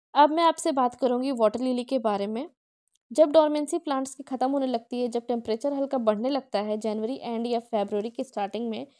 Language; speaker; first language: Hindi; non-native, local second language; Odia